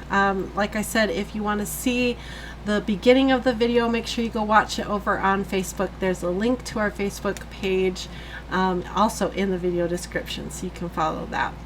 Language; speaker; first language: English; native; English